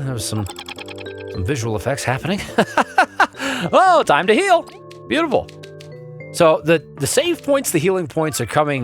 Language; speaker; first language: English; native; English